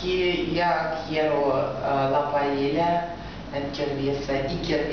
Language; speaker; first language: Spanish; non-native, learner; Russian